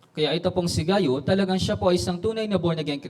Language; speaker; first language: Filipino; native; Filipino